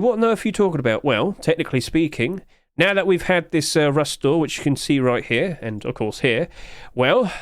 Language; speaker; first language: English; native; English